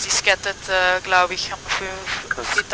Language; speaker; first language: German; non-native, learner; Dutch